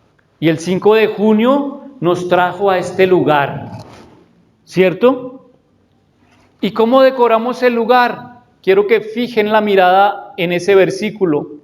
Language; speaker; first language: Spanish; native; Spanish